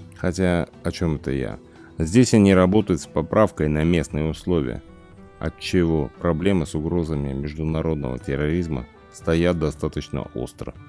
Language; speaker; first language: Russian; native; Russian